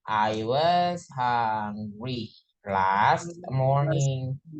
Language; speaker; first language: English; non-native, fluent; Indonesian